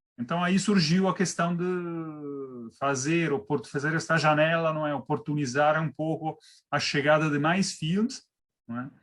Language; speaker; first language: Portuguese; non-native, fluent; Italian